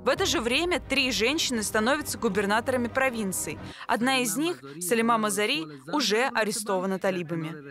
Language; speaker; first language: Russian; native; Russian